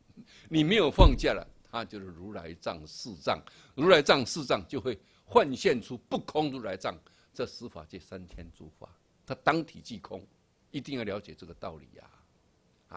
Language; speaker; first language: Chinese; native; Chinese